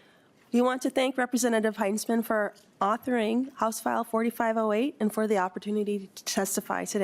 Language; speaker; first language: English; native; English